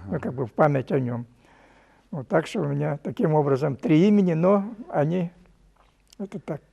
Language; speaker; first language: Russian; native; Russian